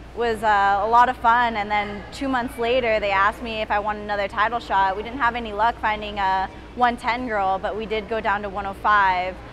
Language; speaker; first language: English; native; English